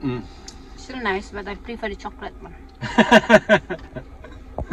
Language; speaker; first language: English; non-native, local second language; Malay